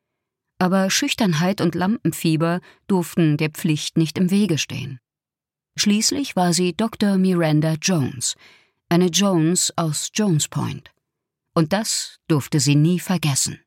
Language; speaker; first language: German; native; German